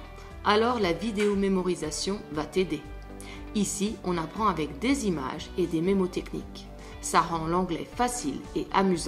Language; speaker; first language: French; non-native, fluent; English